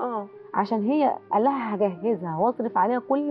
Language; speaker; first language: Arabic; native; Arabic